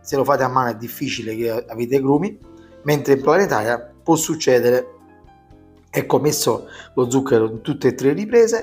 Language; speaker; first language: Italian; native; Italian